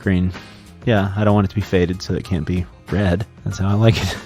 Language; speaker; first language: English; native; English